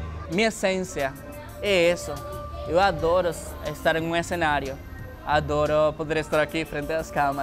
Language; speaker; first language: Portuguese; non-native, fluent; Spanish